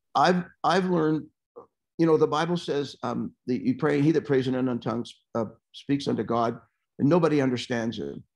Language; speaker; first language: English; native; English